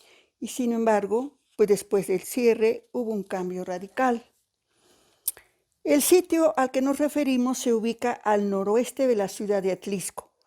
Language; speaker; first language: Spanish; native; Spanish